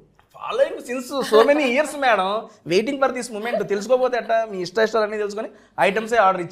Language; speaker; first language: Telugu; native; Telugu